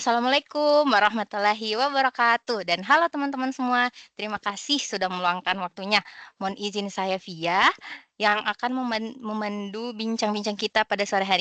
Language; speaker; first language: Indonesian; native; Indonesian